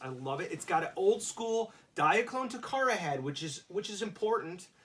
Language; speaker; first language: English; native; English